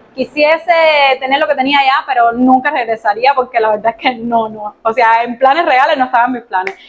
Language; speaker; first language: Spanish; native; Spanish